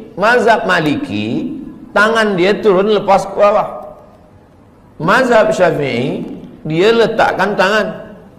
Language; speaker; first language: Malay; native; Malay